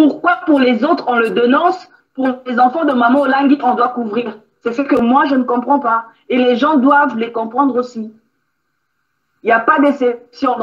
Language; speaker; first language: French; non-native, local second language; Lingala